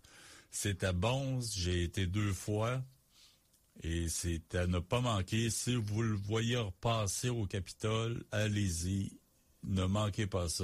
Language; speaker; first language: French; native; French